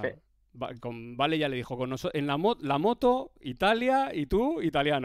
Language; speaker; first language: Spanish; native; Spanish